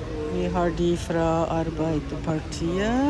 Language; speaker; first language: Norwegian; non-native, learner; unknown